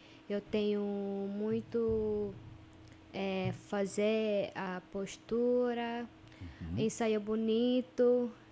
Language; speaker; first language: Portuguese; non-native, local second language; Ticuna